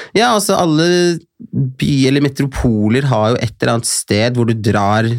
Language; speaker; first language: Norwegian; native; Norwegian